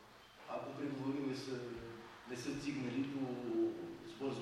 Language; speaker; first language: Bulgarian; non-native, fluent; French